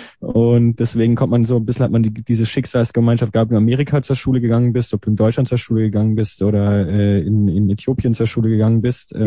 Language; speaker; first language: German; native; German